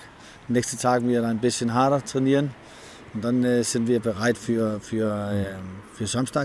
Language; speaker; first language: German; non-native, fluent; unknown